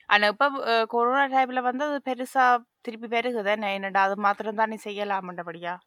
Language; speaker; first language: Tamil; early bilingual, heritage; Tamil